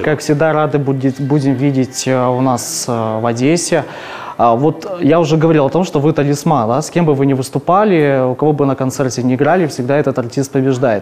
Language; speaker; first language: Russian; native; Russian